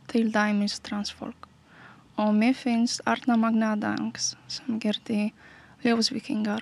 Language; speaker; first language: Icelandic; non-native, learner; Polish